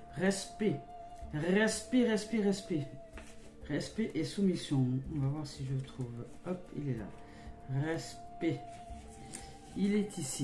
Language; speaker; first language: French; native; French